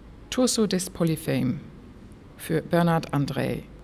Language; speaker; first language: German; non-native, fluent; English